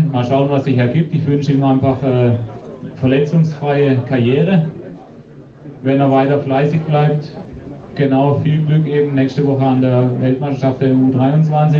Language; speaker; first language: German; native; German